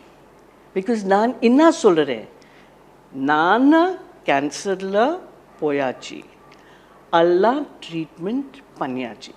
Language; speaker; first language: Tamil; non-native, learner; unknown